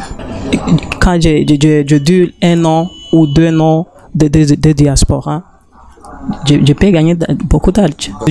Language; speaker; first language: French; non-native, learner; Rundi